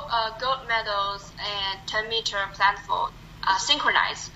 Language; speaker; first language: English; non-native, learner; Chinese